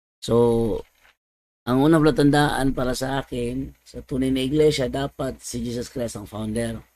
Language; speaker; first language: Filipino; non-native, local second language; Cebuano